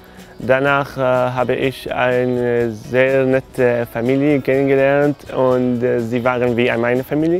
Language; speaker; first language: German; non-native, learner; Arabic